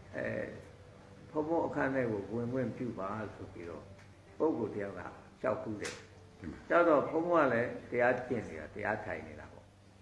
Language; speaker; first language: Burmese; native; Burmese